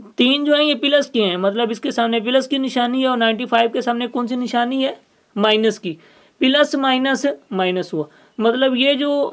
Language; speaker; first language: Urdu; non-native, local second language; Sindhi